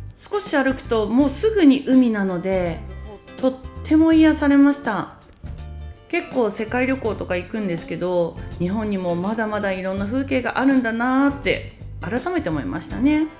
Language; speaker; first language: Japanese; native; Japanese